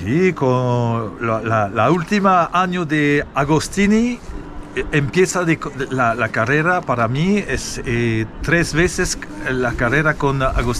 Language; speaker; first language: Spanish; non-native, learner; French